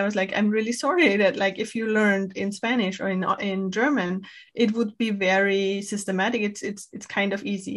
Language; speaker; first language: English; non-native, fluent; German